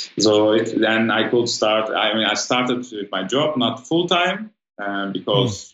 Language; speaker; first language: English; non-native, fluent; German